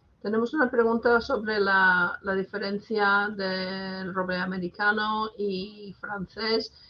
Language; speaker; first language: Spanish; non-native, fluent; English